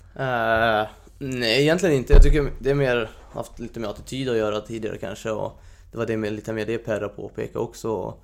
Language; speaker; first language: Swedish; non-native, fluent; Hungarian